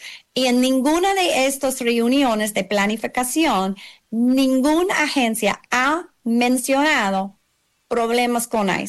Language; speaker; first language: Spanish; non-native, learner; English